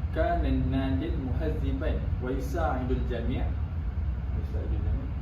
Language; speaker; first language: Arabic; non-native, learner; Malay